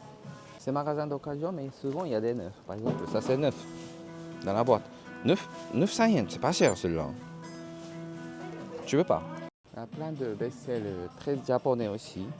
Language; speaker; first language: French; non-native, learner; Japanese